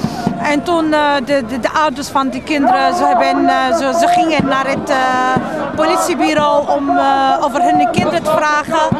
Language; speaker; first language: Dutch; non-native, fluent; Arabic